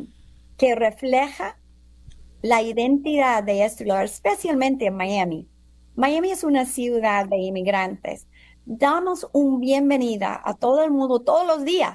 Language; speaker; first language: Spanish; non-native, fluent; English